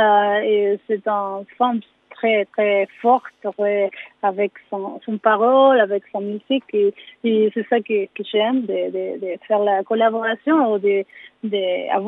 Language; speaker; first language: French; non-native, learner; Spanish